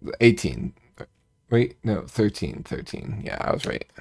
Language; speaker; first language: English; native; English